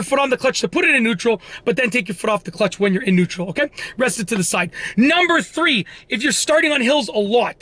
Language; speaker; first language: English; native; English